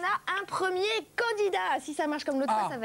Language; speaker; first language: French; native; French